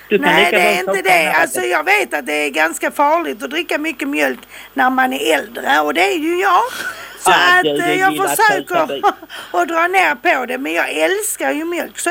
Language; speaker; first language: Swedish; native; Swedish